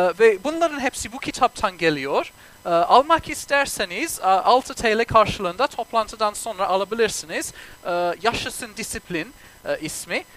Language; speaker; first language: Turkish; non-native, fluent; English